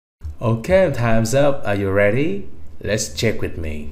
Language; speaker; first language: English; non-native, fluent; Vietnamese